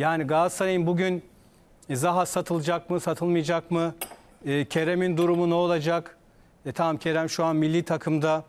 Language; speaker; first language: Turkish; native; Turkish